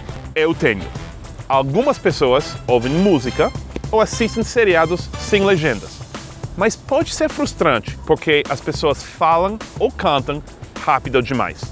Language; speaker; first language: Portuguese; non-native, fluent; English